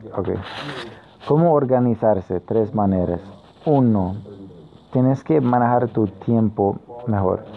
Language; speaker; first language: Spanish; native; Spanish